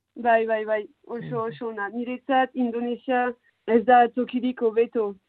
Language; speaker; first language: Basque; non-native, local second language; French